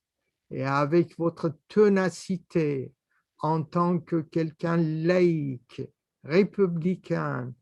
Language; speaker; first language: French; non-native, fluent; Persian